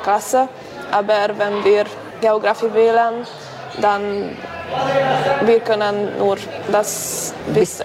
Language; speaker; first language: German; non-native, local second language; Hungarian